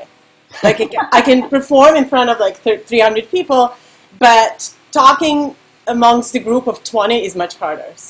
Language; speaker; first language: English; non-native, fluent; Serbian